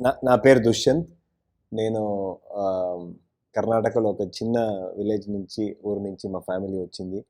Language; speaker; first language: Telugu; non-native, learner; Kannada